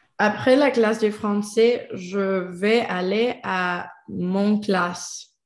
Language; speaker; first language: French; non-native, learner; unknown